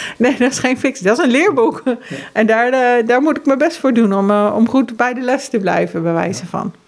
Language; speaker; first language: Dutch; early bilingual, heritage; Dutch